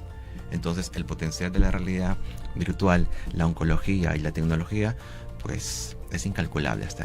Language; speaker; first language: Spanish; native; Spanish